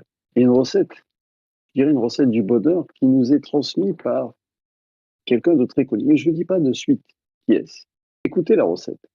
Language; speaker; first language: French; native; French